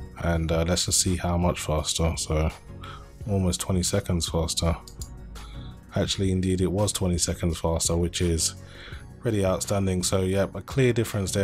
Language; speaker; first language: English; native; English